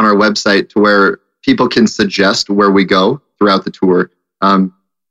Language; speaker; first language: English; native; English